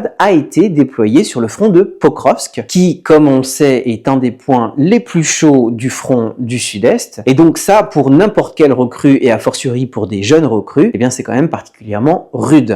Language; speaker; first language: French; native; French